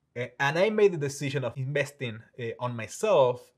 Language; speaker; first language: English; non-native, fluent; Spanish